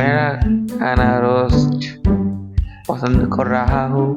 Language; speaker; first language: Hindi; non-native, learner; Bangla